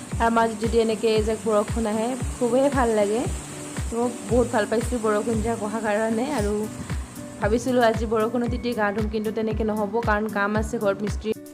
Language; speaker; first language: Assamese; native; Assamese